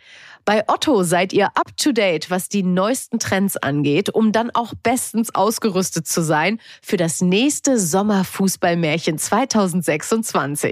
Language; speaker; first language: German; native; German